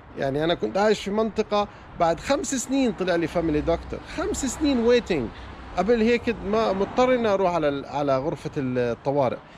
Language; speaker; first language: Arabic; native; Arabic